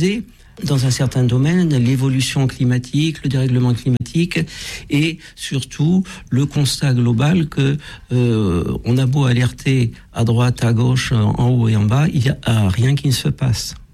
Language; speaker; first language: French; native; French